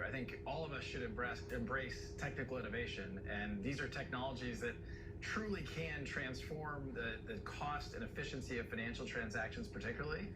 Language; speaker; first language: English; native; English